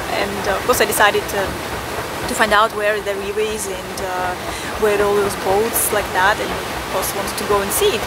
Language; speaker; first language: English; non-native, fluent; Russian